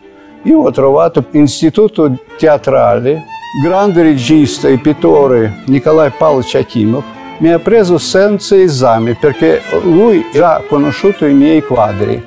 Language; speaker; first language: Italian; non-native, fluent; Russian